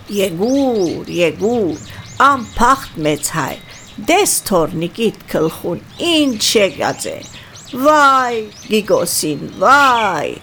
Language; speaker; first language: Armenian; early bilingual, heritage; Armenian